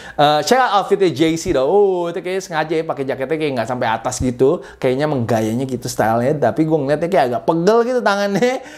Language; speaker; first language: Indonesian; native; Indonesian